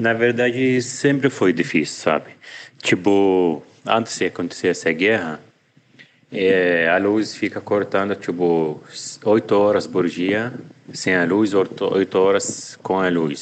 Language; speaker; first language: Portuguese; non-native, learner; Arabic